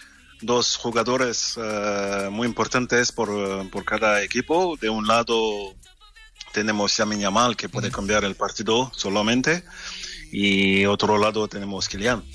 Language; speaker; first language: Spanish; non-native, fluent; French